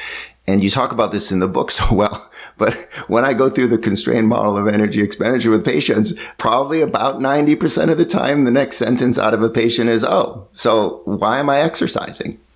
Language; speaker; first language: English; native; English